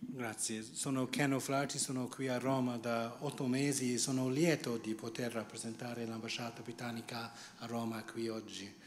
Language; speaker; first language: Italian; non-native, fluent; English